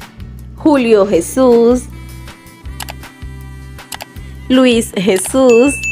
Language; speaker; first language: Spanish; native; Spanish